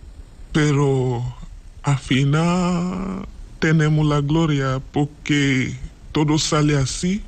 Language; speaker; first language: Spanish; non-native, learner; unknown